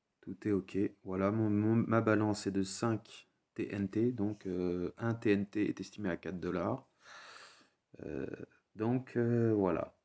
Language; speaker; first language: French; native; French